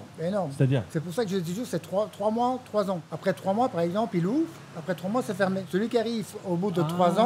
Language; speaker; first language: French; native; French